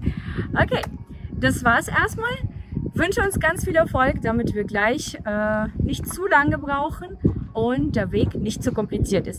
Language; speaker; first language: German; non-native, fluent; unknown